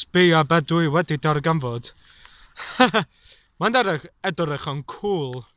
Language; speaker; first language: Welsh; non-native, learner; English